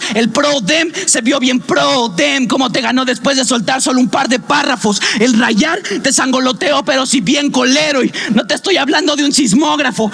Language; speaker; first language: Spanish; native; Spanish